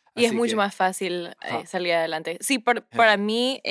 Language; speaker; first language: Spanish; early bilingual, heritage; Spanish